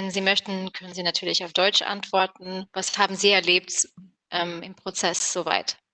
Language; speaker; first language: German; non-native, fluent; English